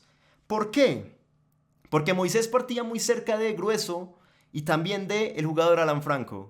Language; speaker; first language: Spanish; native; Spanish